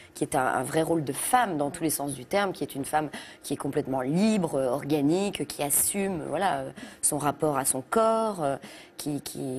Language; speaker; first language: French; native; French